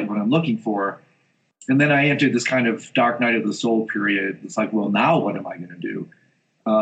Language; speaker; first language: English; native; English